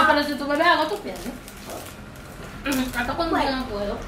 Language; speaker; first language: Spanish; non-native, learner; Haitian Creole